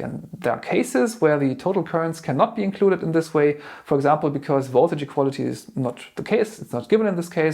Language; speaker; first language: English; non-native, fluent; German